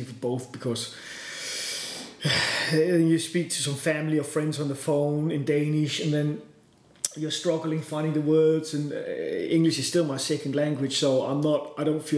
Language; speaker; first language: English; non-native, fluent; Danish